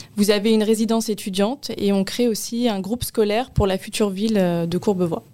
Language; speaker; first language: French; native; French